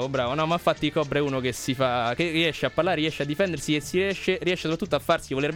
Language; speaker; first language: Italian; native; Italian